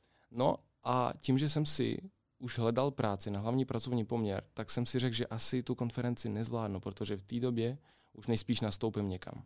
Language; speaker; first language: Czech; non-native, fluent; Ukrainian